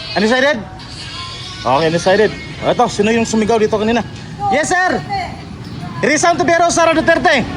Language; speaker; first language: Filipino; native; Filipino